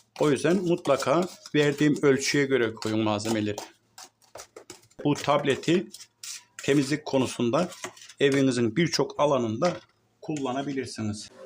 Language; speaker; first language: Turkish; native; Turkish